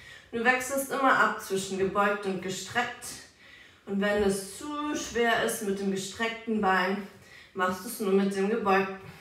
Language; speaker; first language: German; native; German